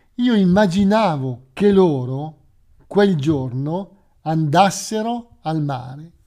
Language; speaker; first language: Italian; native; Italian